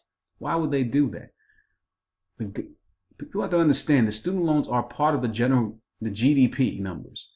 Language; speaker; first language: English; native; English